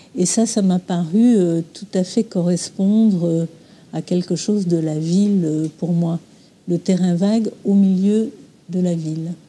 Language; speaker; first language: French; early bilingual, other home language; English